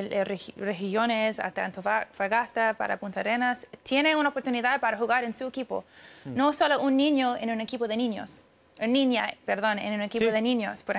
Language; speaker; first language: Spanish; early bilingual, heritage; English